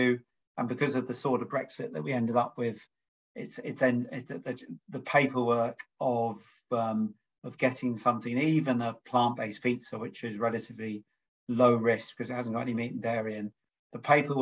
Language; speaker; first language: English; native; English